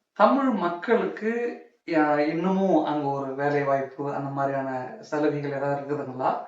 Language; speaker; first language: Tamil; native; Tamil